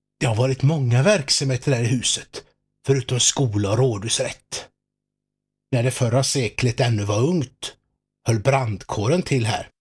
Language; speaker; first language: Swedish; native; Swedish